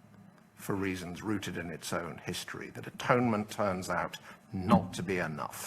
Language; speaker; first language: English; native; English